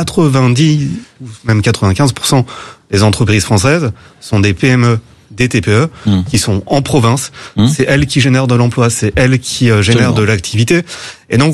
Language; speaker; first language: French; native; French